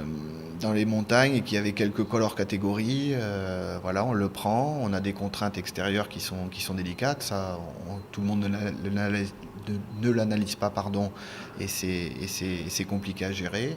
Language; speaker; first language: French; native; French